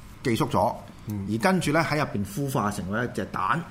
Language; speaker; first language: Cantonese; native; Cantonese